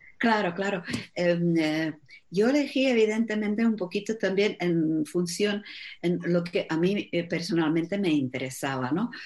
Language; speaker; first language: Spanish; non-native, fluent; Czech